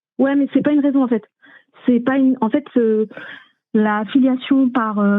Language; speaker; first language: French; early bilingual, other home language; Arabic